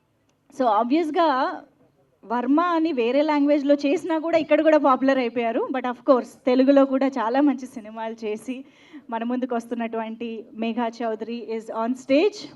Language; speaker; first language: Telugu; native; Telugu